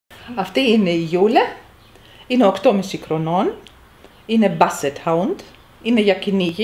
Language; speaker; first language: Greek; non-native, fluent; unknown